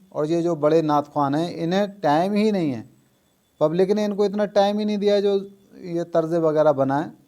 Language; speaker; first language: Urdu; native; Urdu